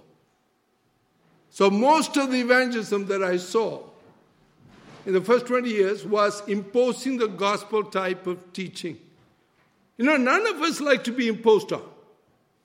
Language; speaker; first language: English; non-native, local second language; Malay